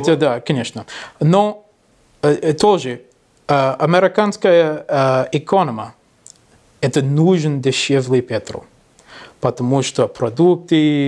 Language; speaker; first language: Russian; non-native, learner; English